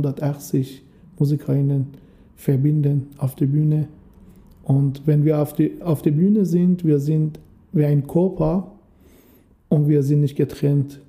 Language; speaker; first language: German; non-native, learner; Persian